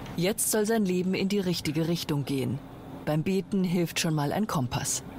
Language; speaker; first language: German; native; German